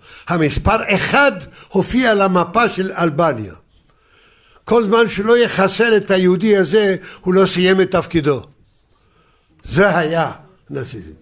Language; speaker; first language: Hebrew; early bilingual, other home language; Yiddish